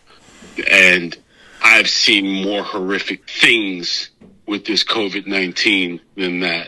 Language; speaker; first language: English; native; English